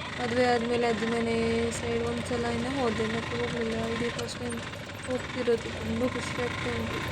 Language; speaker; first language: Kannada; native; Kannada